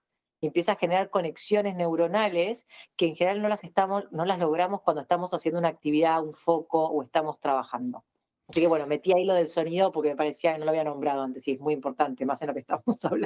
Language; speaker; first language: Spanish; native; Spanish